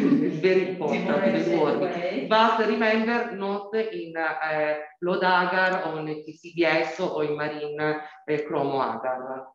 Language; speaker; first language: English; non-native, learner; Italian